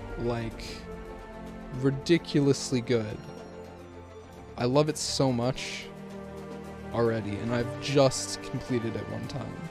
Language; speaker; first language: English; native; English